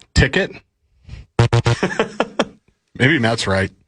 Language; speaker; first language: English; native; English